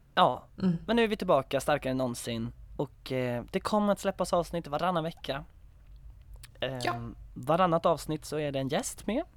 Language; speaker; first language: Swedish; native; Swedish